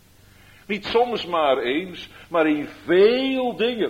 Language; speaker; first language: Dutch; native; Dutch